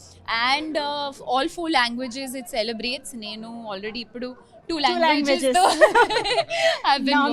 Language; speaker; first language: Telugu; non-native, learner; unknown